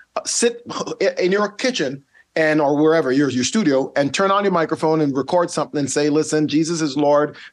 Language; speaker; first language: English; non-native, fluent; Dutch